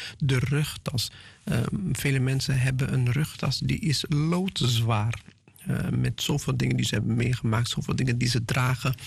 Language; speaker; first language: Dutch; non-native, fluent; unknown